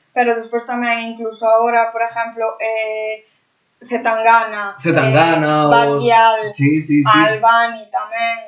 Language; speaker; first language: Galician; non-native, local second language; Spanish